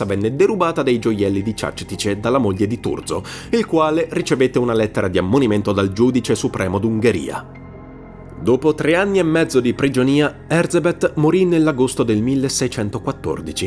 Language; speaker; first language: Italian; native; Italian